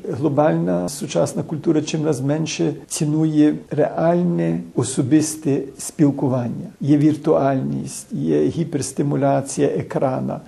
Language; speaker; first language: Ukrainian; early bilingual, heritage; Ukrainian